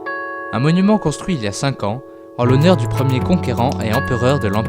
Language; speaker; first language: French; native; French